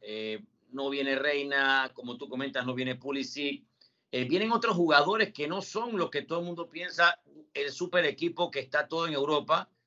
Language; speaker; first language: Spanish; non-native, learner; English